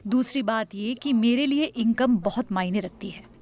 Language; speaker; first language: Hindi; native; Hindi